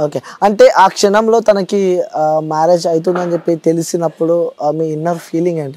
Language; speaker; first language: Telugu; native; Telugu